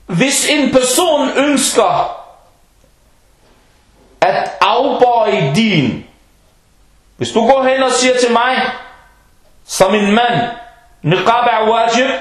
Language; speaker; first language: Danish; non-native, local second language; Arabic